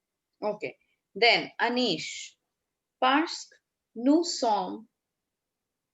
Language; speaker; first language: French; non-native, fluent; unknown